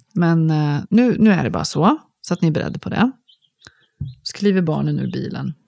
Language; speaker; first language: Swedish; native; Swedish